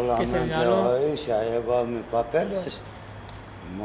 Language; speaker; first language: Spanish; non-native, fluent; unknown